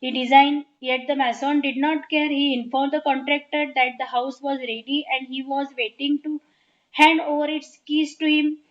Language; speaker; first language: English; non-native, local second language; Marathi